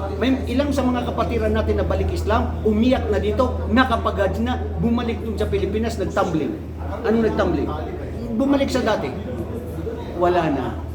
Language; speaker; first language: Filipino; non-native, local second language; Maranao